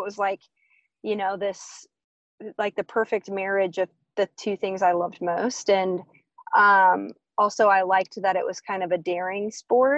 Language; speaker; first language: English; native; English